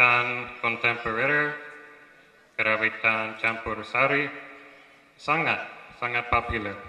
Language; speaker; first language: Indonesian; non-native, fluent; English